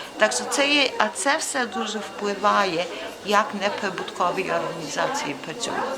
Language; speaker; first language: Ukrainian; early bilingual, heritage; Ukrainian